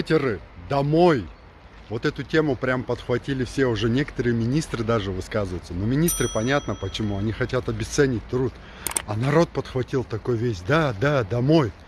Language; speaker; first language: Russian; native; Russian